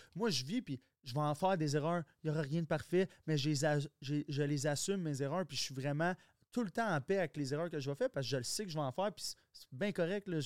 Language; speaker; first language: French; native; French